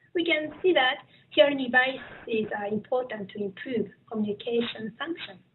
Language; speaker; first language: English; non-native, fluent; Japanese